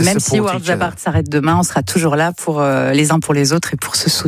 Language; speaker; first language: French; native; French